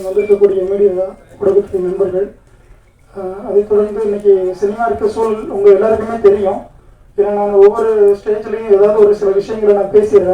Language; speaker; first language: Tamil; native; Tamil